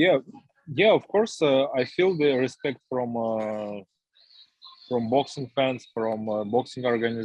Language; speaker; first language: English; non-native, learner; Russian